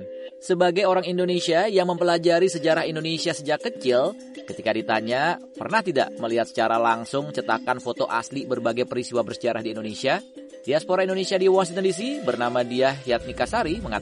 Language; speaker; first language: Indonesian; native; Indonesian